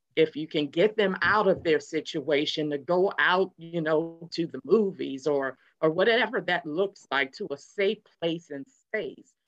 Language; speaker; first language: English; native; English